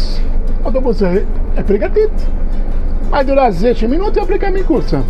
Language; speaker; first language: Romanian; non-native, learner; Italian